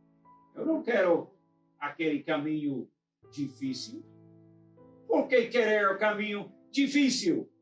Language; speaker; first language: Portuguese; non-native, fluent; English